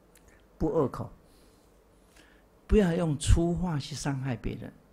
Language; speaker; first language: Chinese; native; Chinese